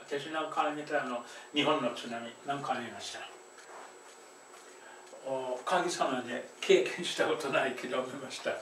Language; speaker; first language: Japanese; non-native, fluent; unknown